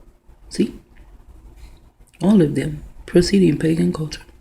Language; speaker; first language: English; native; English